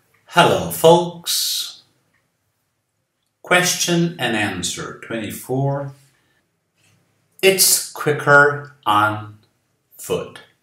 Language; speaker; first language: English; non-native, fluent; Portuguese